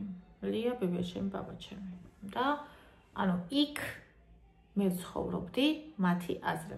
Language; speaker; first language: Georgian; native; Georgian